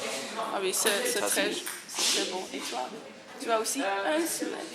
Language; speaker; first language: French; non-native, local second language; Dutch